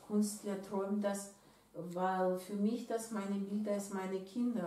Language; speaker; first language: German; non-native, learner; Russian